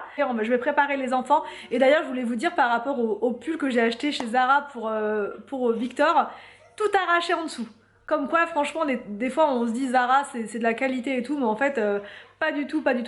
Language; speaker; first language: French; native; French